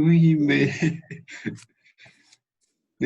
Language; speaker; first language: French; non-native, learner; Spanish